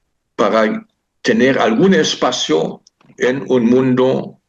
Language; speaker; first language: Spanish; non-native, fluent; German